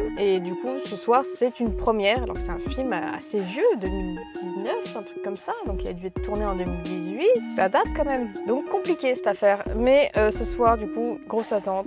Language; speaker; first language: French; native; French